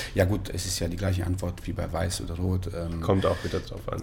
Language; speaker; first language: German; non-native, fluent; Italian